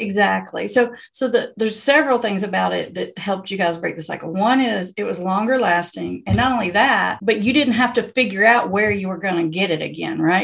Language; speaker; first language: English; native; English